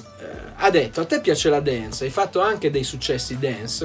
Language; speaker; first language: Italian; native; Italian